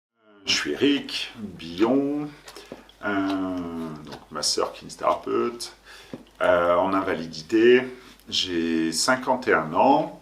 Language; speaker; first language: French; native; French